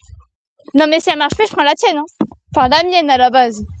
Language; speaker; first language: French; native; French